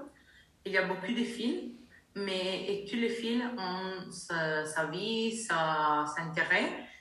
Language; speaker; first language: French; non-native, learner; Italian